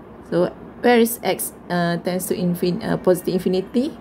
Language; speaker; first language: English; non-native, local second language; Malay